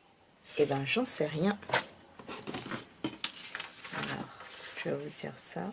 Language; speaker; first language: French; native; French